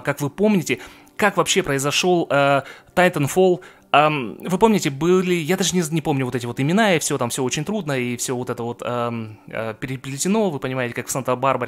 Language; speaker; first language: Russian; native; Russian